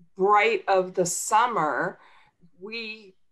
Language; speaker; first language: English; native; English